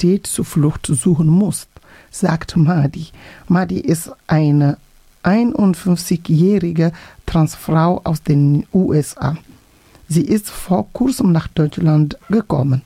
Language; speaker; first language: German; non-native, fluent; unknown